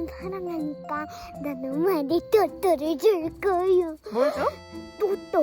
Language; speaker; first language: Korean; early bilingual, heritage; French